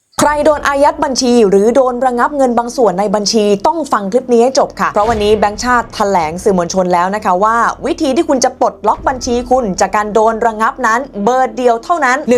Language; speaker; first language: Thai; native; Thai